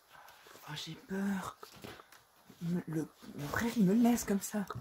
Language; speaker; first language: French; native; French